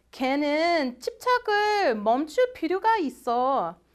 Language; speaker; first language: Korean; non-native, learner; English